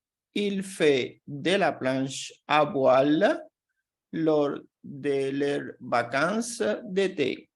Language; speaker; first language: French; non-native, fluent; Portuguese